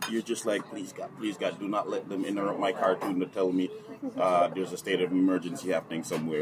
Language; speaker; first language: English; non-native, local second language; Jamaican Creole English